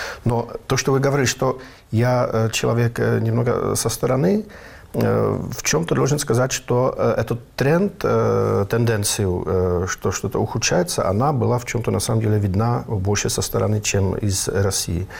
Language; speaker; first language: Russian; non-native, fluent; Czech